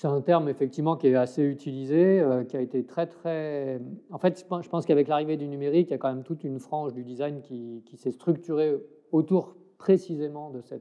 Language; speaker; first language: French; native; French